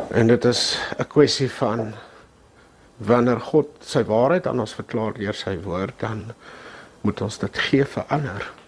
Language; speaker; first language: Afrikaans; non-native, local second language; English